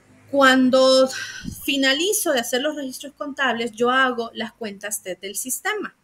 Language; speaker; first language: Spanish; native; Spanish